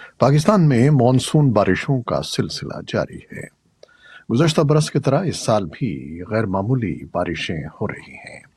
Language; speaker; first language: Urdu; native; Urdu